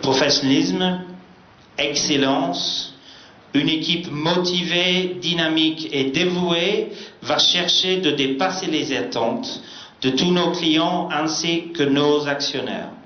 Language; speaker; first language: French; non-native, fluent; English